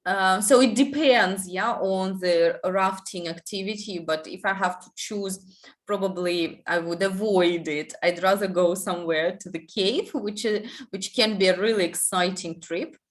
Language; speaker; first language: English; non-native, fluent; Russian